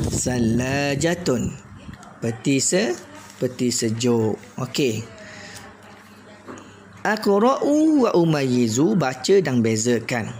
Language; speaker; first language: Malay; native; Malay